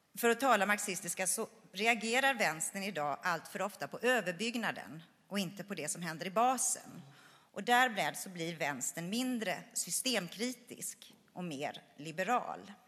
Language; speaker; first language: Swedish; native; Swedish